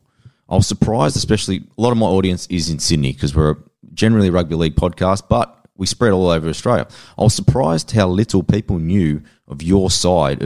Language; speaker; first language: English; native; English